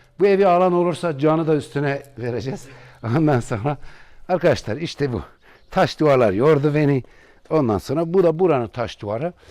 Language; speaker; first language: Turkish; native; Turkish